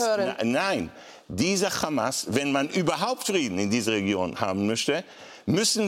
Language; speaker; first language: German; non-native, fluent; Hebrew